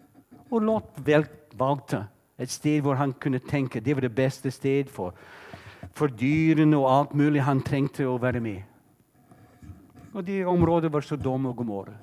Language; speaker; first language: Norwegian; non-native, fluent; English